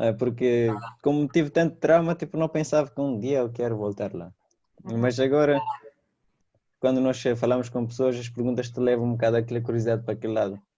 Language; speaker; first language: Portuguese; non-native, fluent; Persian